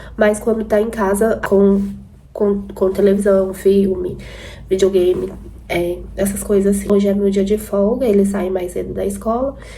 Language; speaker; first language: Portuguese; native; Portuguese